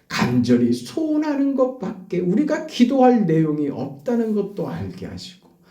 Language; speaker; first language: Korean; native; Korean